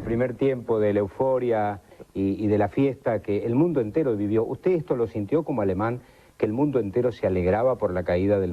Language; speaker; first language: Spanish; native; Spanish